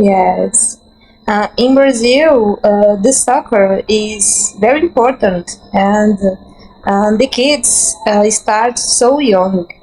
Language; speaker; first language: English; non-native, learner; Portuguese